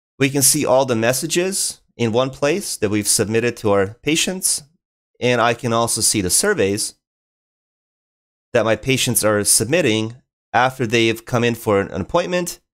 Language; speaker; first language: English; native; English